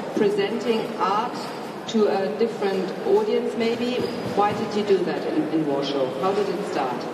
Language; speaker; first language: English; non-native, fluent; German